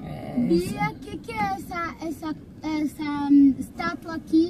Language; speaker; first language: Portuguese; non-native, learner; French